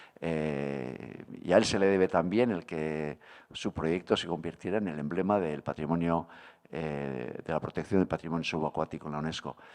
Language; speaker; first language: Spanish; native; Spanish